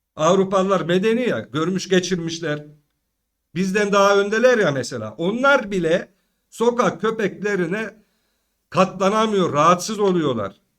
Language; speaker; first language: Turkish; early bilingual, heritage; Turkish